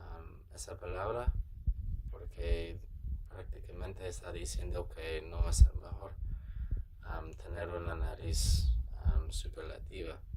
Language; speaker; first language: Spanish; non-native, learner; English